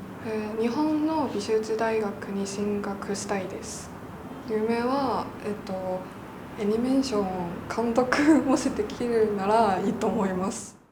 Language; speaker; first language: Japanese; non-native, learner; Korean